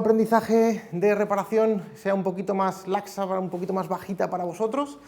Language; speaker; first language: Spanish; native; Spanish